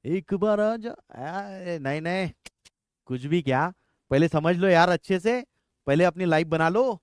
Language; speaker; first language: Hindi; non-native, local second language; Marathi